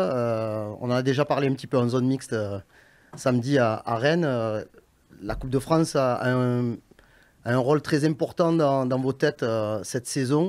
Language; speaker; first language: French; native; French